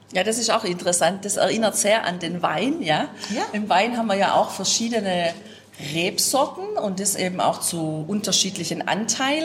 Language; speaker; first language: German; native; German